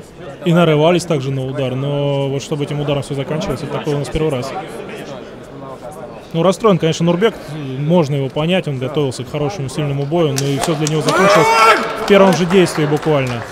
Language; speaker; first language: Russian; native; Russian